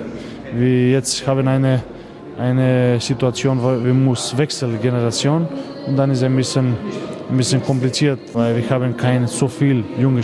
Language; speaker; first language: German; non-native, learner; Macedonian